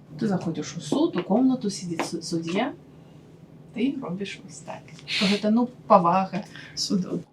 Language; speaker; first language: Belarusian; non-native, local second language; Russian